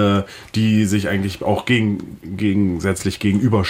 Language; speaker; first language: German; native; German